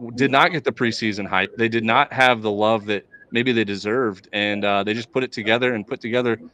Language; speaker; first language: English; native; English